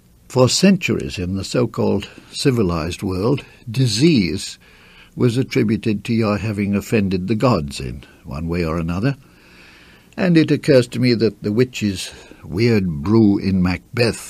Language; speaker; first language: English; native; English